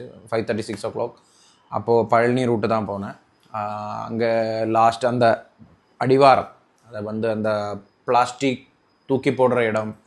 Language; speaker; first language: Tamil; non-native, local second language; Malayalam